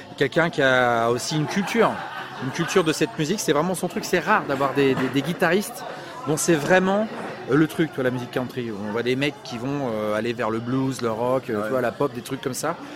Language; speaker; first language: French; native; French